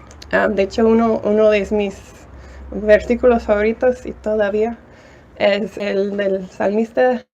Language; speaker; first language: Spanish; non-native, fluent; English